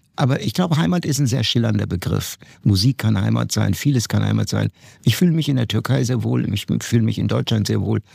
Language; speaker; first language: German; non-native, fluent; Turkish